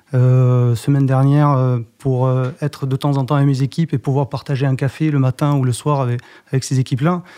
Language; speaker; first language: French; native; French